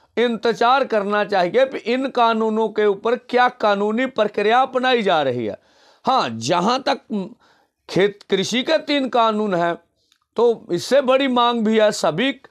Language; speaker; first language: Hindi; non-native, local second language; Punjabi